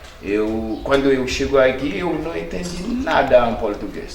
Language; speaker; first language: Portuguese; non-native, learner; Haitian Creole